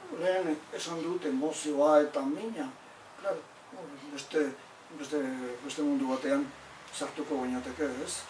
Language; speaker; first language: Basque; native; Basque